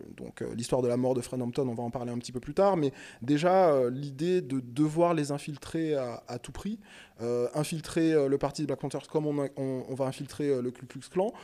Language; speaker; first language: French; native; French